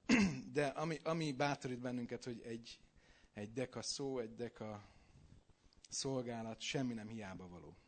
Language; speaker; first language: Hungarian; native; Hungarian